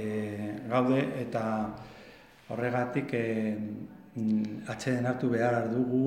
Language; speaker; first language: Basque; non-native, learner; Spanish